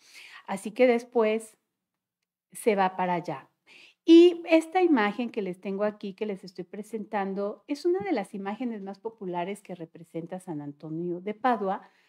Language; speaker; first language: Spanish; native; Spanish